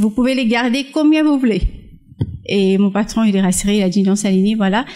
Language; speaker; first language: French; non-native, fluent; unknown